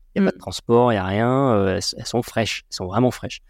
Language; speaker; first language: French; native; French